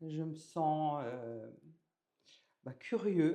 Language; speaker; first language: French; native; French